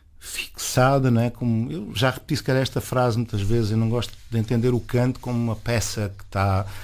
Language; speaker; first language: Portuguese; native; Portuguese